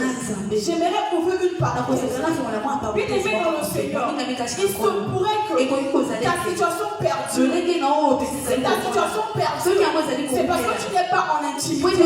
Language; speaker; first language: French; non-native, local second language; Lingala